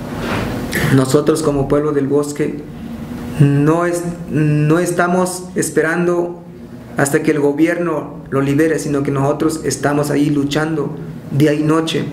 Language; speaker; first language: Spanish; non-native, local second language; Tzotzil